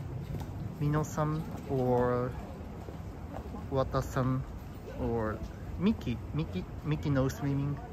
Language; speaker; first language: English; non-native, learner; Japanese